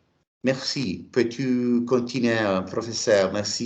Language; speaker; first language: French; non-native, learner; Italian